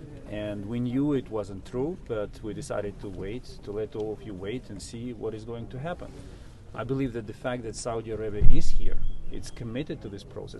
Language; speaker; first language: English; non-native, fluent; Ukrainian